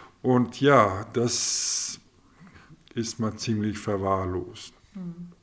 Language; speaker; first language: German; non-native, local second language; Afrikaans